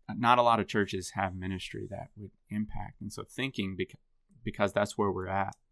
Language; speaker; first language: English; native; English